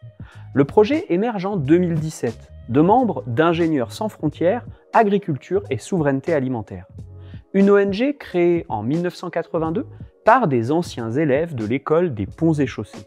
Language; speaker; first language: French; native; French